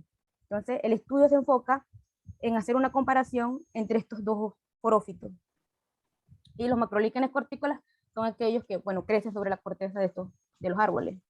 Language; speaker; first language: Spanish; native; Spanish